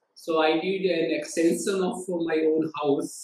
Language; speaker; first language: English; non-native, local second language; Gujarati